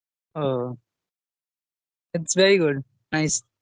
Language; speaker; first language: English; non-native, learner; Hindi